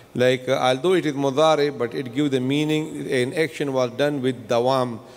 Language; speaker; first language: English; non-native, local second language; Urdu